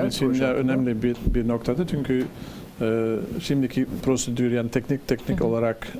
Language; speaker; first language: Turkish; non-native, learner; Dutch